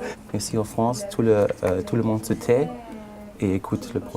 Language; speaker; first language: French; non-native, fluent; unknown